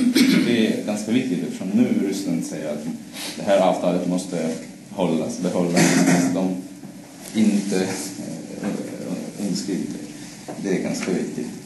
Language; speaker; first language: Swedish; non-native, fluent; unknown